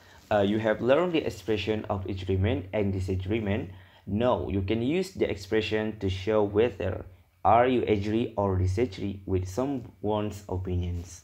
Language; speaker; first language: English; non-native, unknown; Indonesian